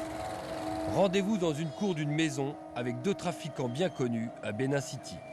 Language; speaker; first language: French; native; French